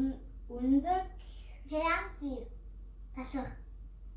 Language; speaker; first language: Mongolian; early bilingual, heritage; Mongolian